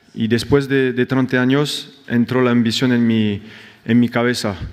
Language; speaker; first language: Spanish; non-native, fluent; French